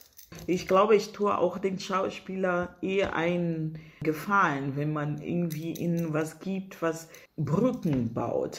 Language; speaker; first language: German; non-native, fluent; Portuguese